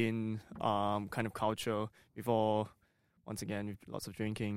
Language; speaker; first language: English; non-native, local second language; Cantonese